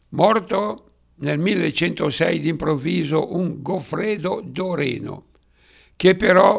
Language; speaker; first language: Italian; native; Italian